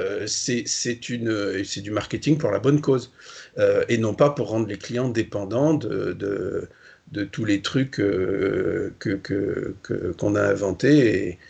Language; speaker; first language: French; native; French